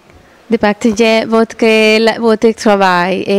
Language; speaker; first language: French; non-native, learner; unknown